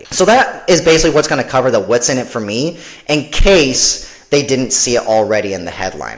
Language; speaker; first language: English; native; English